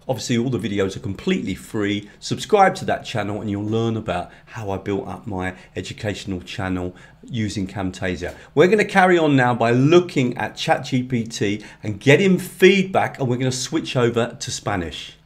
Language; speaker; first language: English; native; English